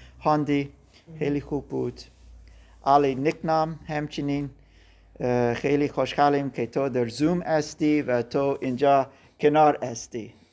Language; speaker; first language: Persian; non-native, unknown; German